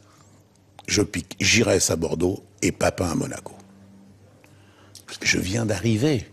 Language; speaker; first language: French; native; French